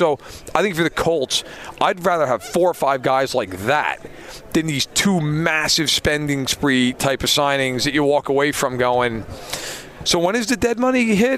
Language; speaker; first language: English; native; English